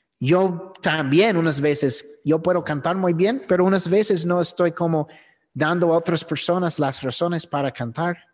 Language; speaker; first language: Spanish; non-native, fluent; English